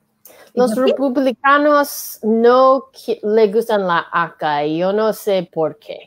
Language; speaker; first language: Spanish; non-native, learner; English